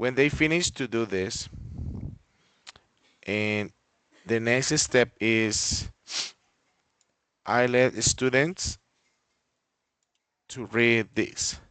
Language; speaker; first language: English; non-native, fluent; Spanish